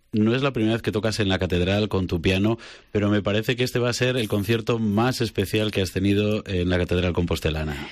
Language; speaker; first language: Spanish; native; Spanish